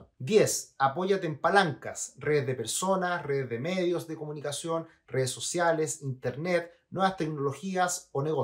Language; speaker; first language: Spanish; native; Spanish